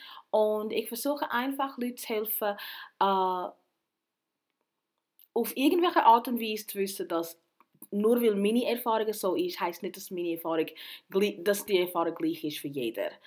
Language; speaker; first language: German; early bilingual, heritage; English